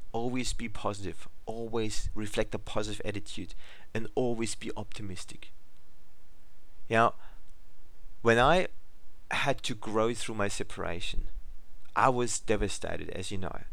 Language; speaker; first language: English; non-native, fluent; German